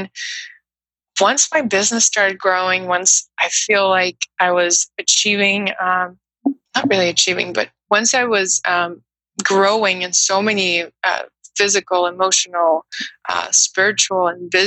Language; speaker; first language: English; non-native, fluent; Russian